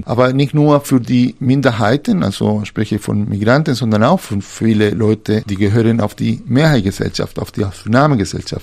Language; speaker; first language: German; non-native, fluent; Spanish